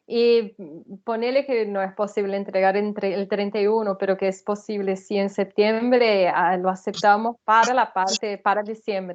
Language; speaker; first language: Spanish; non-native, fluent; Portuguese